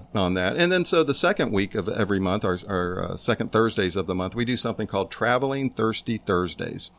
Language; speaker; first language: English; native; English